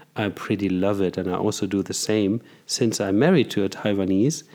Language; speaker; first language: English; non-native, fluent; German